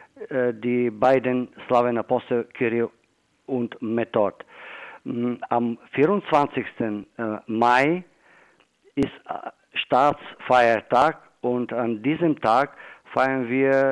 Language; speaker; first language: German; non-native, fluent; Bulgarian